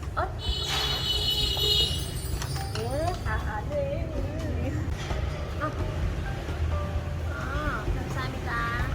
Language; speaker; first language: Korean; non-native, learner; Vietnamese